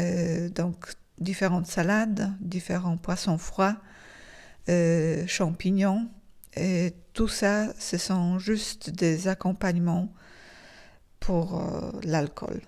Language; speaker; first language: French; non-native, fluent; Polish